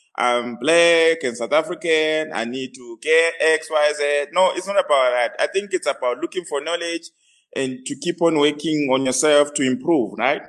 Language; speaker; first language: English; non-native, local second language; North Ndebele